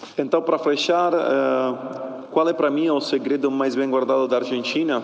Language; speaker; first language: Portuguese; non-native, fluent; Spanish